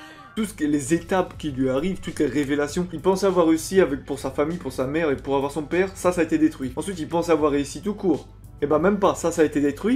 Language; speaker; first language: French; native; French